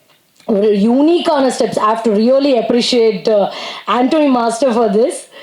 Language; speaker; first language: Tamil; non-native, learner; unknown